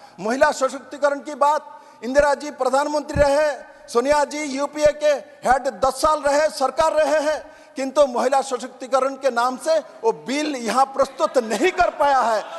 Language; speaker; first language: Hindi; non-native, local second language; Bangla